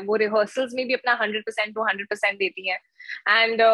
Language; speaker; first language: Hindi; native; Hindi